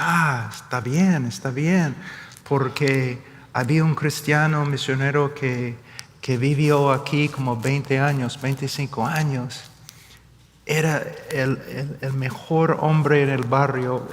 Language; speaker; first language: Spanish; non-native, fluent; English